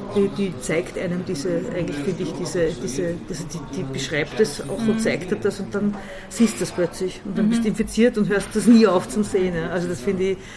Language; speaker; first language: German; native; German